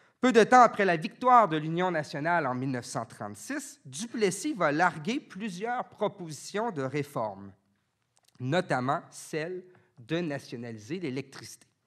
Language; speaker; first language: French; native; French